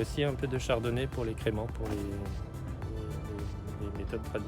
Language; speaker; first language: French; native; French